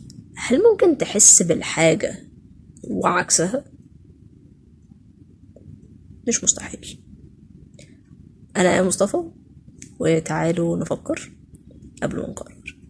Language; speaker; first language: Arabic; native; Arabic